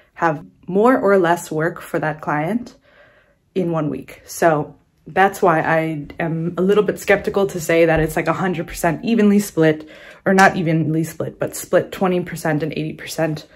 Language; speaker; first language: English; native; English